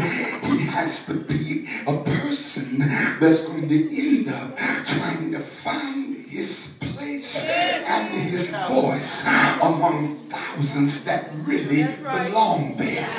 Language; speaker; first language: English; native; English